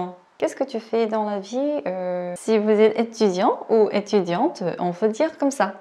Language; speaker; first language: French; non-native, learner; Korean